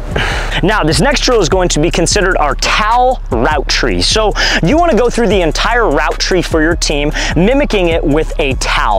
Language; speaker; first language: English; native; English